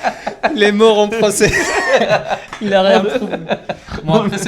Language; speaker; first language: French; non-native, fluent; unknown